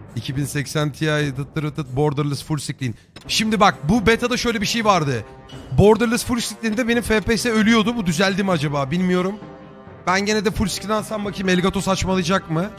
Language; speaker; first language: Turkish; native; Turkish